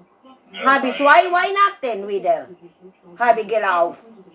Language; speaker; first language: German; non-native, learner; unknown